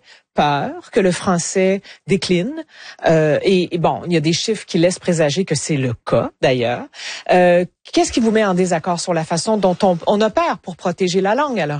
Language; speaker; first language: French; native; French